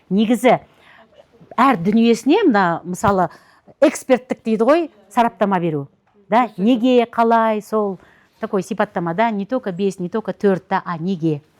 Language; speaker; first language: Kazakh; non-native, local second language; Russian